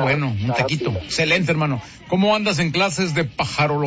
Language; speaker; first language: Spanish; native; Spanish